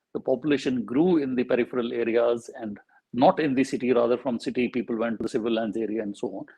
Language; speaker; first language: English; non-native, local second language; Punjabi